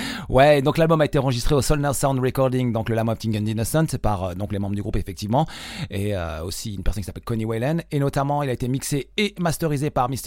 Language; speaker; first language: French; native; French